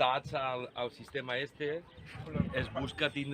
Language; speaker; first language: Catalan; native; Catalan